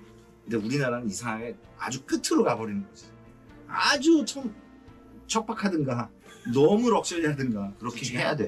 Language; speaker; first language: Korean; native; Korean